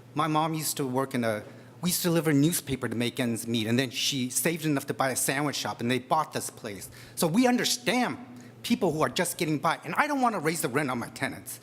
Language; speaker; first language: English; native; English